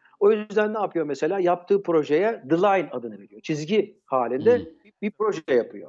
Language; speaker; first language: Turkish; early bilingual, heritage; Turkish